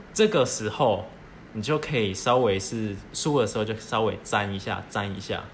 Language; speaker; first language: Chinese; native; Chinese